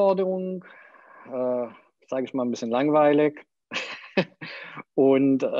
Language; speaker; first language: German; non-native, fluent; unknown